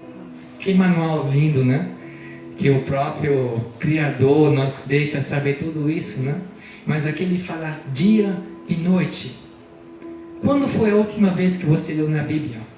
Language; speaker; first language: Portuguese; non-native, fluent; German